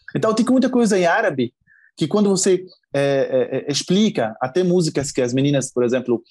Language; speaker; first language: Portuguese; non-native, fluent; Arabic